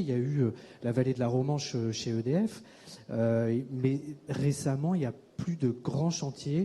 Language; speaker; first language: French; native; French